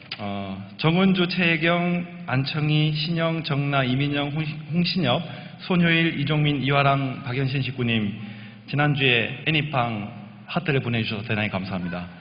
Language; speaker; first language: Korean; native; Korean